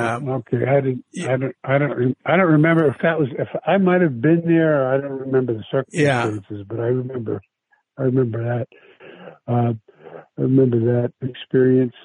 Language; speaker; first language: English; early bilingual, other home language; Italian